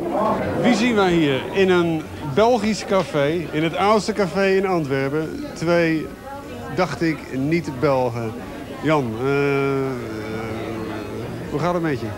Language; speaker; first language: Dutch; native; Dutch